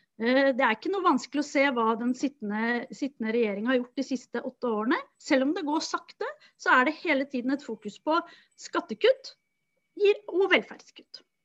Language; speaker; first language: Norwegian; native; Norwegian